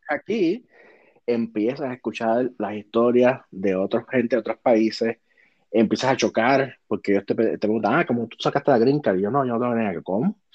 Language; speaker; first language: Spanish; native; Spanish